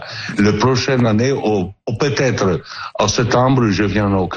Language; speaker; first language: French; non-native, learner; Italian